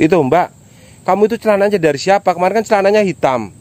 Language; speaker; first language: Indonesian; native; Indonesian